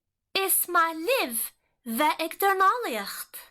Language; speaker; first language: Irish; non-native, local second language; English